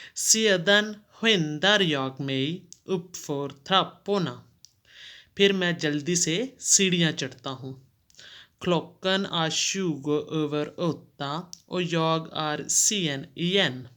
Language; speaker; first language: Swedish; non-native, fluent; Urdu